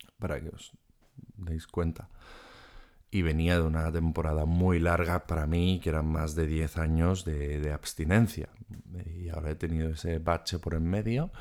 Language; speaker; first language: Spanish; non-native, fluent; German